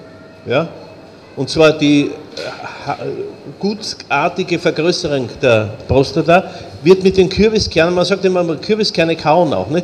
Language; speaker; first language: German; native; German